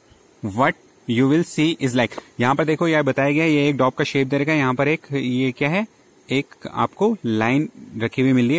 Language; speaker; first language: Hindi; native; Hindi